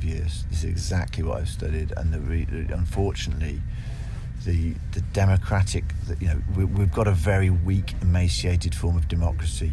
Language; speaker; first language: English; native; English